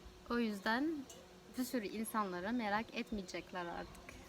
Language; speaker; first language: Turkish; non-native, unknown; Arabic